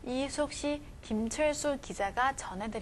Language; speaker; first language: Korean; non-native, fluent; Chinese